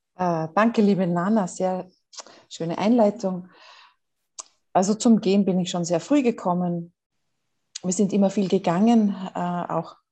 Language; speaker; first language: German; native; German